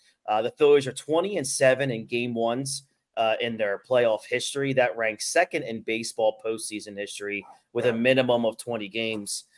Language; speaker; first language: English; native; English